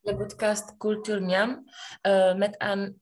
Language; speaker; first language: French; non-native, learner; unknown